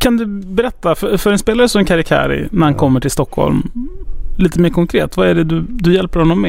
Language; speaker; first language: Swedish; native; Swedish